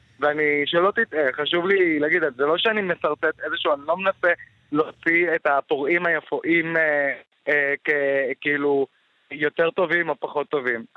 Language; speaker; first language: Hebrew; non-native, local second language; Arabic